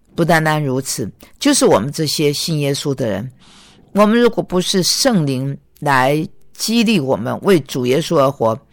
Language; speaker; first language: Chinese; native; Chinese